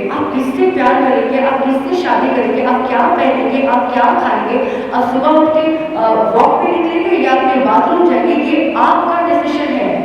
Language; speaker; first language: Hindi; non-native, local second language; Bangla